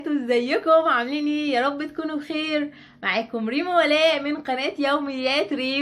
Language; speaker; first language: Arabic; native; Arabic